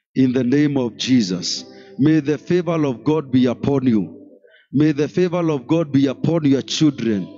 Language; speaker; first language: English; non-native, local second language; Swahili